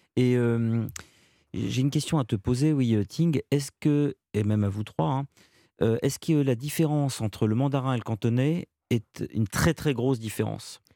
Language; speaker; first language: French; native; French